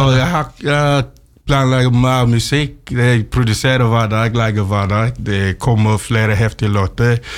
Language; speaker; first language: Norwegian; non-native, fluent; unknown